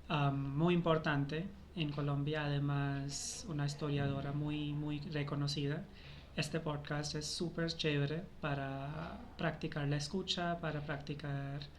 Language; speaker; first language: Spanish; non-native, fluent; Hindi